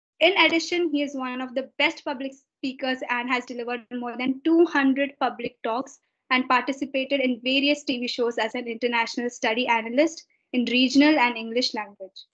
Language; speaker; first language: English; non-native, local second language; Marathi